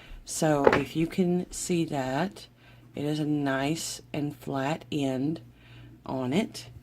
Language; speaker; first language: English; native; English